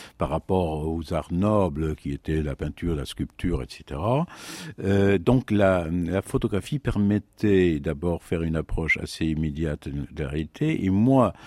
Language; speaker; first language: French; non-native, fluent; German